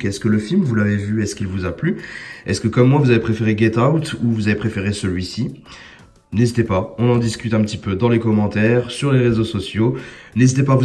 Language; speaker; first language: French; native; French